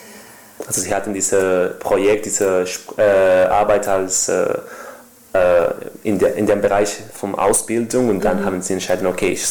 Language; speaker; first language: German; non-native, learner; Spanish